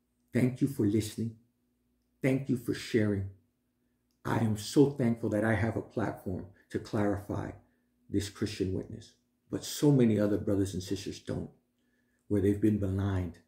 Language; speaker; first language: English; early bilingual, other home language; Spanish